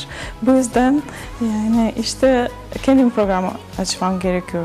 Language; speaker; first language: Turkish; non-native, learner; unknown